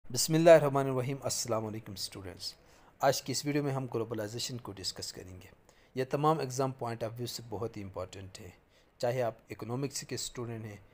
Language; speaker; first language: Urdu; native; Urdu